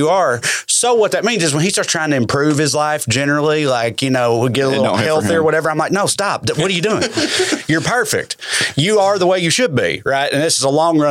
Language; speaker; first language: English; native; English